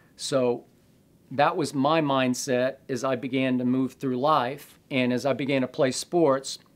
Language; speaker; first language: English; native; English